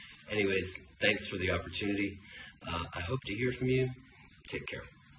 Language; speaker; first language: English; native; English